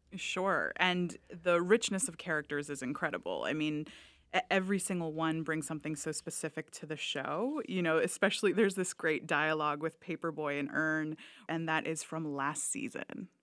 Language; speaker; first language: English; native; English